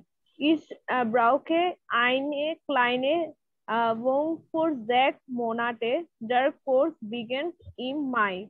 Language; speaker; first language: German; non-native, learner; Bangla